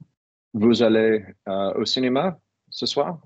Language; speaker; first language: French; non-native, learner; English